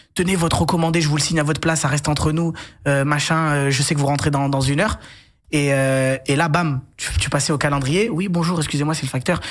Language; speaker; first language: French; native; French